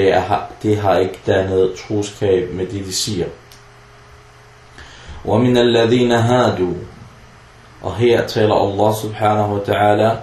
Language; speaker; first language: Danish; early bilingual, other home language; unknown